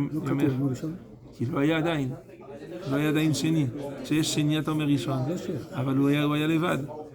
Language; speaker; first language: Hebrew; non-native, fluent; French